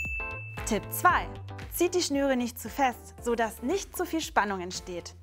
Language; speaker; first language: German; native; German